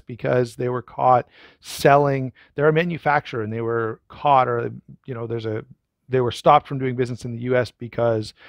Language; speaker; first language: English; native; English